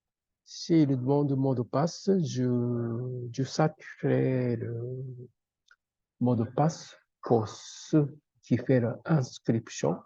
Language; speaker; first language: French; non-native, fluent; Japanese